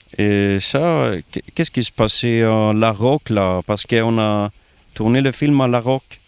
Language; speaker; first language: French; non-native, fluent; Swedish